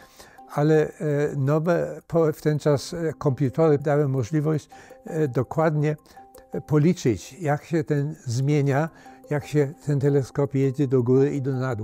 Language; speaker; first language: Polish; early bilingual, heritage; Polish